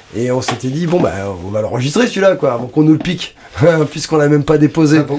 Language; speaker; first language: French; native; French